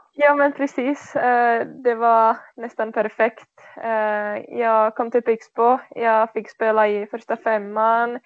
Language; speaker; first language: Swedish; non-native, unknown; Czech